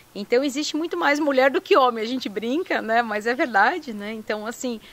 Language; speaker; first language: Portuguese; native; Portuguese